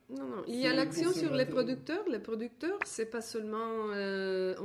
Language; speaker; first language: French; non-native, fluent; Italian